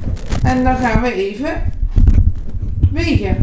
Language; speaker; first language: Dutch; native; Dutch